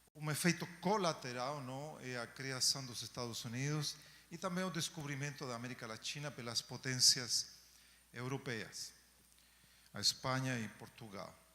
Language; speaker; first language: Portuguese; non-native, fluent; Spanish